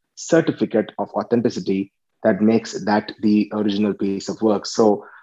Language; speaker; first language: English; non-native, local second language; Tamil